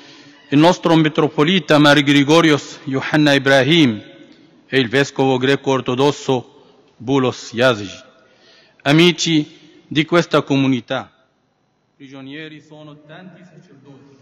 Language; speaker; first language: Italian; non-native, fluent; Arabic